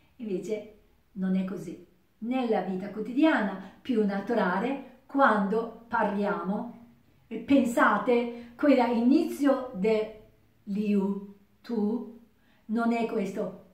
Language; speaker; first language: Italian; non-native, learner; Japanese